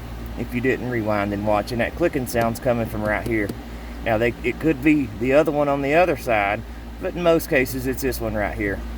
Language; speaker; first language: English; native; English